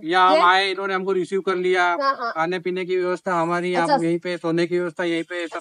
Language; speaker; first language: Hindi; native; Hindi